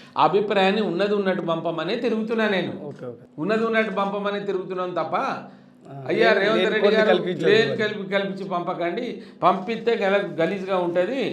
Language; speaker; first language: Telugu; non-native, local second language; Lambadi